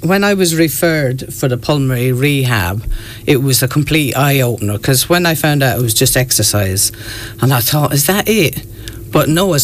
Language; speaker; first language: English; native; English